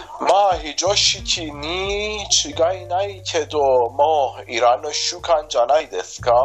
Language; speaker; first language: Japanese; non-native, fluent; Persian